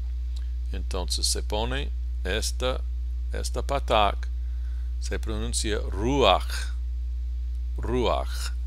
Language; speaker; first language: Spanish; non-native, fluent; English